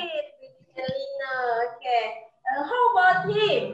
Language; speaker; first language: English; non-native, learner; Indonesian